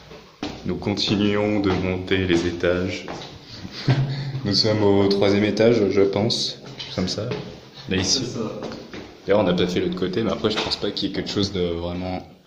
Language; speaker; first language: French; native; French